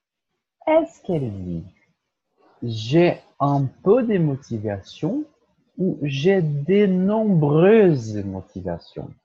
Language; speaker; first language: French; non-native, fluent; Portuguese